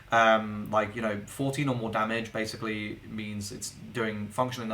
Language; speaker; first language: English; native; English